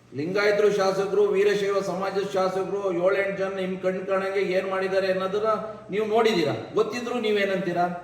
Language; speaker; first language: Kannada; native; Kannada